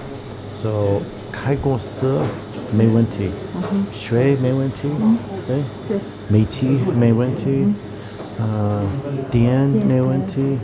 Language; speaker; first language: Chinese; non-native, learner; English